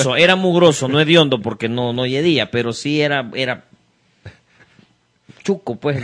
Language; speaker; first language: Spanish; native; Spanish